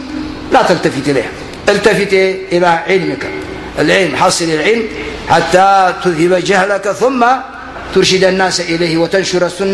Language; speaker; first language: Arabic; non-native, fluent; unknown